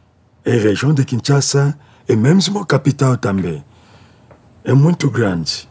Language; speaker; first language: Portuguese; non-native, learner; Lingala